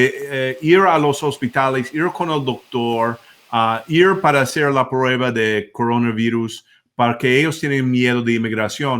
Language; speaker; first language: Spanish; non-native, fluent; English